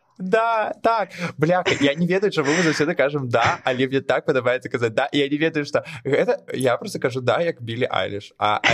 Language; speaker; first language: Belarusian; non-native, local second language; Russian